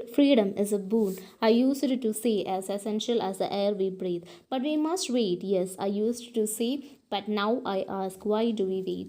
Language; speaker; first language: English; non-native, local second language; Malayalam